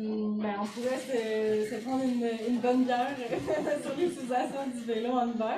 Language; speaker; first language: French; native; French